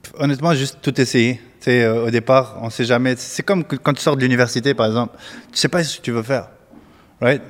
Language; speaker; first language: French; non-native, local second language; Arabic